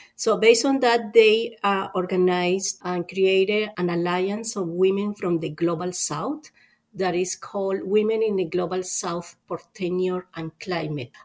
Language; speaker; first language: English; non-native, fluent; Spanish